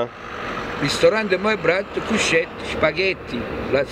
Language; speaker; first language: Russian; non-native, learner; Italian